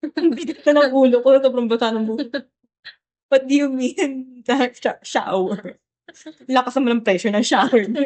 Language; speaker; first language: Filipino; native; Filipino